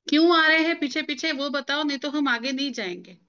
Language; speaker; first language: Hindi; non-native, local second language; Marathi